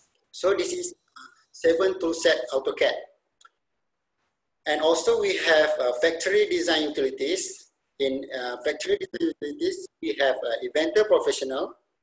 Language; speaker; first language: English; non-native, local second language; Malay